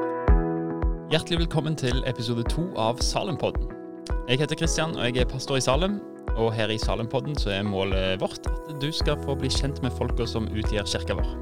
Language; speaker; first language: Norwegian; native; Norwegian